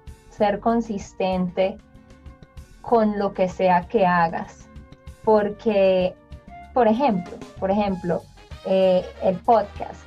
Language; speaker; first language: Spanish; native; Spanish